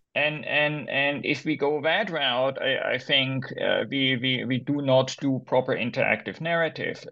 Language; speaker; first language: English; non-native, fluent; German